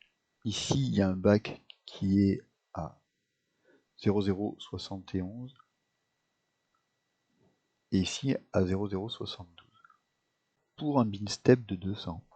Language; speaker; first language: French; native; French